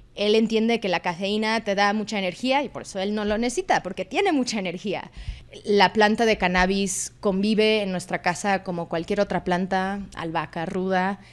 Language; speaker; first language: Spanish; native; Spanish